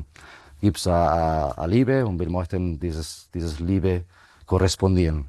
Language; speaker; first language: German; non-native, fluent; Spanish